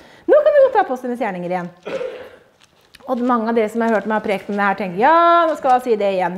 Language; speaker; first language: Norwegian; native; Norwegian